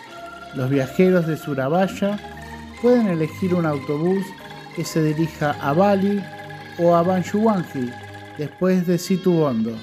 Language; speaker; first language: Spanish; non-native, fluent; Indonesian